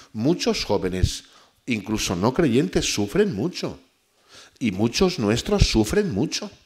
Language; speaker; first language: Spanish; native; Spanish